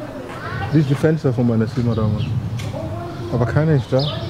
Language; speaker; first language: German; non-native, learner; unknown